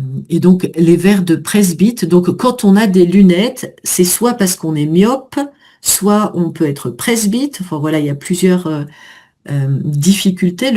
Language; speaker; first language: French; native; French